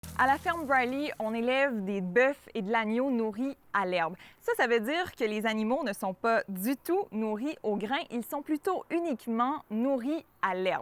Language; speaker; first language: French; native; French